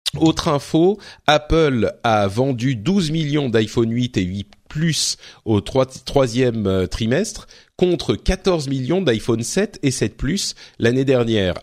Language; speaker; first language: French; native; French